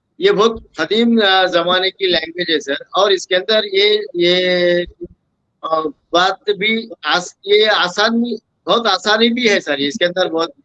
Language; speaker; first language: Hindi; non-native, local second language; Urdu